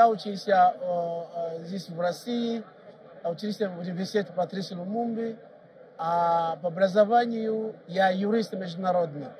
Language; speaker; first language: Russian; non-native, fluent; Kinyarwanda